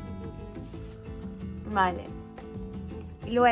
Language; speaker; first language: Spanish; non-native, fluent; Turkish